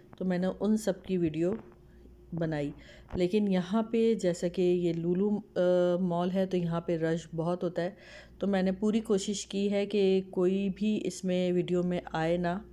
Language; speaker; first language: Urdu; native; Urdu